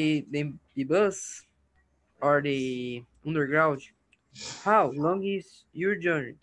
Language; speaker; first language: English; non-native, learner; Portuguese